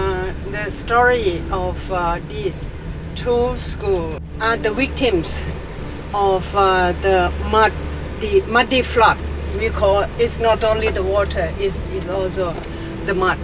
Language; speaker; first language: English; non-native, fluent; Thai